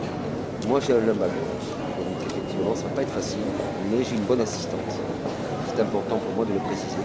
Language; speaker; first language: French; native; French